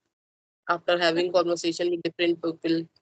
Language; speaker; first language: English; non-native, local second language; Hindi